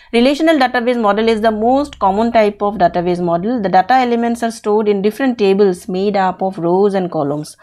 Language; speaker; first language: English; non-native, local second language; Assamese